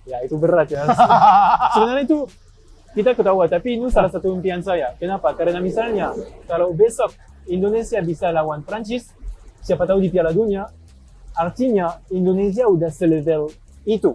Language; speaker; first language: Indonesian; non-native, fluent; French